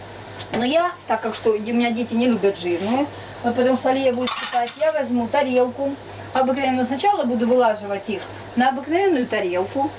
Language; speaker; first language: Russian; native; Russian